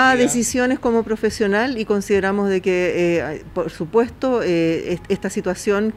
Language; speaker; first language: Spanish; native; Spanish